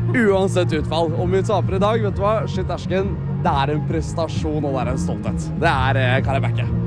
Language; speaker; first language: Norwegian; native; Norwegian